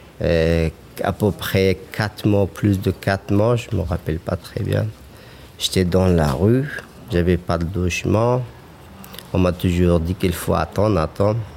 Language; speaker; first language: French; non-native, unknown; Persian